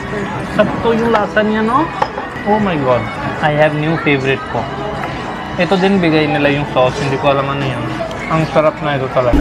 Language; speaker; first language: Filipino; non-native, learner; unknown